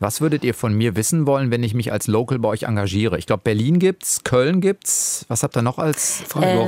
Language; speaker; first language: German; native; German